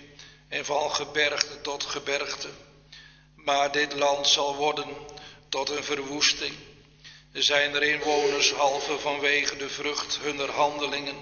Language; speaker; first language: Dutch; native; Dutch